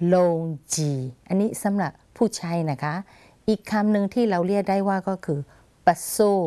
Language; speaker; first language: Thai; non-native, fluent; Burmese